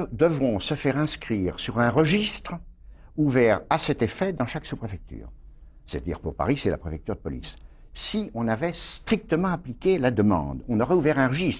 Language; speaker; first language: French; native; French